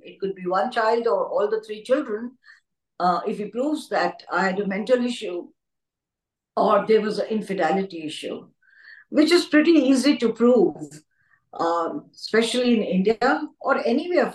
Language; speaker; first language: English; non-native, local second language; Hindi